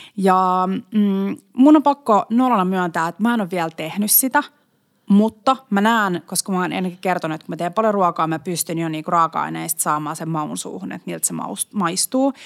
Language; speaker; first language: Finnish; non-native, local second language; Swedish